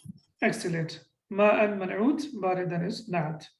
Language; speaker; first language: Arabic; non-native, fluent; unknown